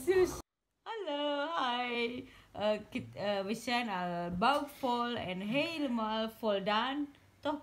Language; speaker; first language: Dutch; non-native, learner; Indonesian